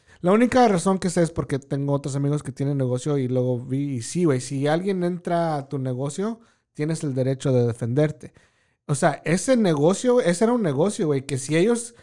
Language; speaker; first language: Spanish; early bilingual, heritage; Spanish